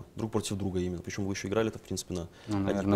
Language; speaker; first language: Russian; native; Russian